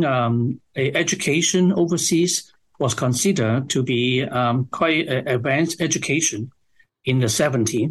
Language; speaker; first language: English; non-native, local second language; Cantonese